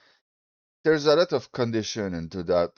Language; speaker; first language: English; non-native, fluent; French